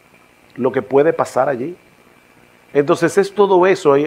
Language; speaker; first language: Spanish; native; Spanish